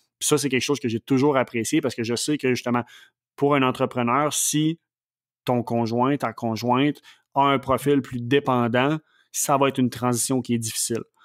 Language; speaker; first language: French; native; French